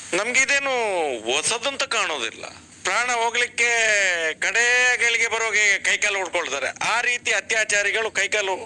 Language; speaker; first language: Kannada; non-native, local second language; Tulu